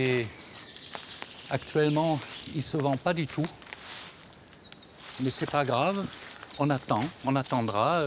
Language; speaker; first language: French; native; French